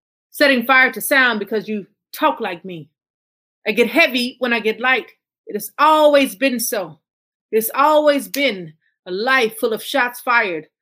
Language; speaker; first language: English; early bilingual, other home language; Spanish